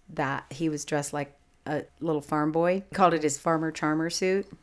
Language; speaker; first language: English; native; English